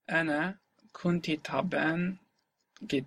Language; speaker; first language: Arabic; non-native, learner; English